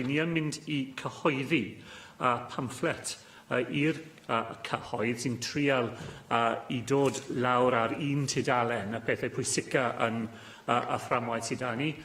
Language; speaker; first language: Welsh; non-native, local second language; English